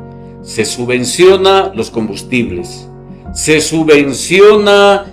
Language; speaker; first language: Spanish; native; Spanish